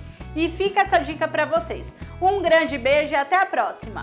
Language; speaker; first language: Portuguese; native; Portuguese